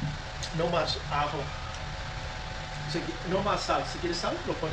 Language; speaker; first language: Spanish; non-native, learner; English